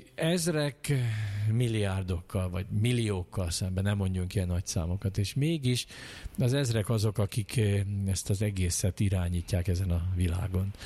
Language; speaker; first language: Hungarian; native; Hungarian